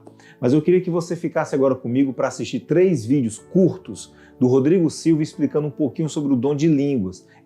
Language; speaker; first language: Portuguese; native; Portuguese